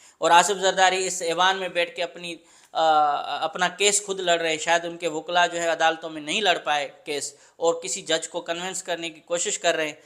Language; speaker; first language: Urdu; non-native, local second language; Sindhi